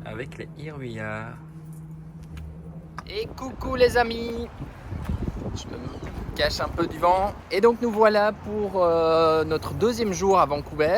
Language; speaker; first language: French; native; French